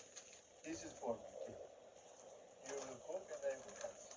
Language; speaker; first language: English; non-native, learner; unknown